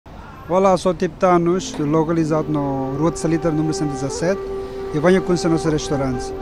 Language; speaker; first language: Portuguese; non-native, learner; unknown